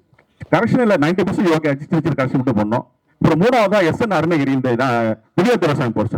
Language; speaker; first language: Tamil; native; Tamil